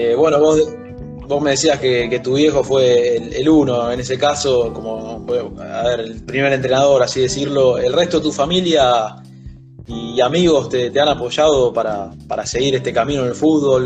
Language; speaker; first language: Spanish; native; Spanish